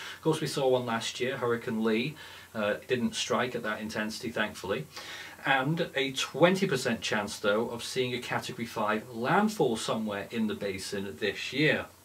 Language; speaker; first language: English; native; English